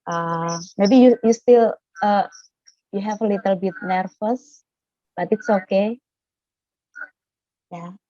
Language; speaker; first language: English; non-native, fluent; Indonesian